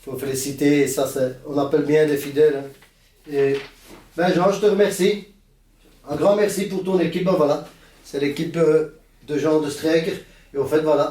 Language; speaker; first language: French; native; French